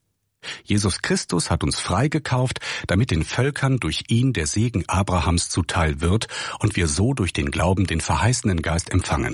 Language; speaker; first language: German; native; German